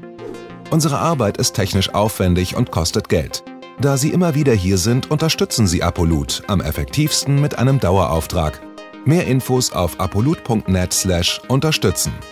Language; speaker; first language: German; native; German